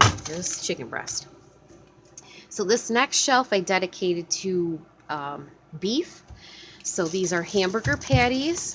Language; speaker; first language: English; native; English